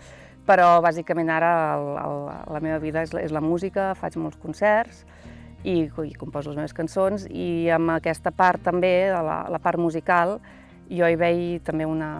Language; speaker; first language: Catalan; native; Catalan